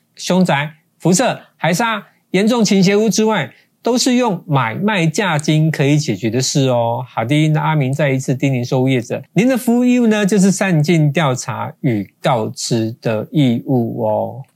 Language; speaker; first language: Chinese; native; Chinese